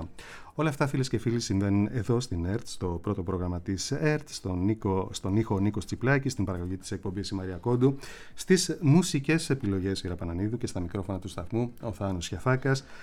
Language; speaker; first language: Greek; native; Greek